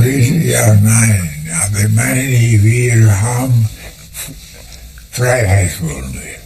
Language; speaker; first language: German; non-native, fluent; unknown